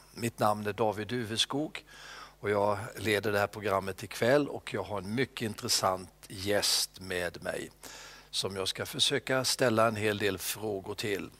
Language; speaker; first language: Swedish; native; Swedish